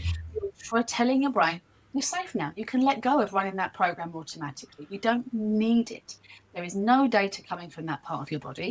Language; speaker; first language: English; native; English